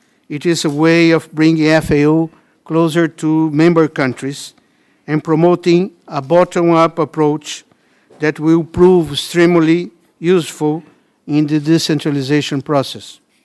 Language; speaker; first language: English; non-native, fluent; Portuguese